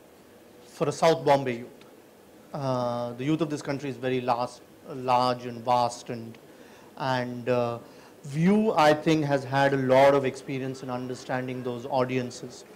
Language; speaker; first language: English; non-native, local second language; Hindi